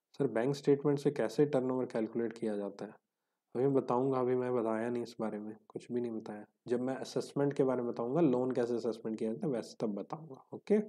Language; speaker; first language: Hindi; native; Hindi